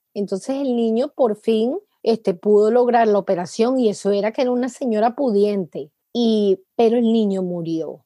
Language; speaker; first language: Spanish; native; Spanish